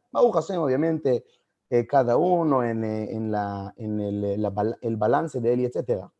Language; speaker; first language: Spanish; non-native, fluent; Hebrew